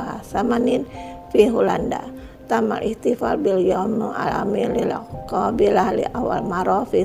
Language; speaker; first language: Arabic; non-native, learner; Indonesian